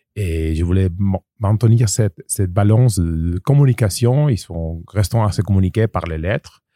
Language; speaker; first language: French; non-native, learner; Spanish